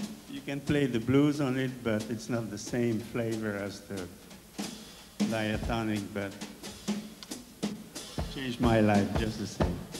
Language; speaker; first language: English; non-native, fluent; French